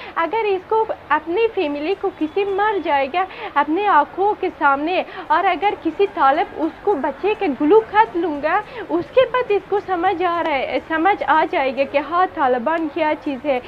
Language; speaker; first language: Hindi; non-native, fluent; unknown